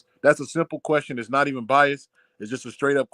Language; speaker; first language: English; native; English